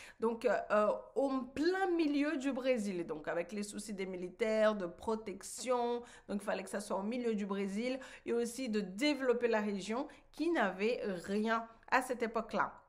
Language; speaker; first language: French; non-native, fluent; Portuguese